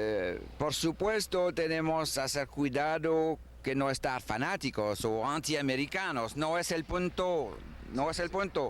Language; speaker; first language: Spanish; non-native, learner; French